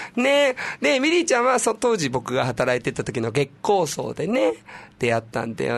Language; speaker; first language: Japanese; native; Japanese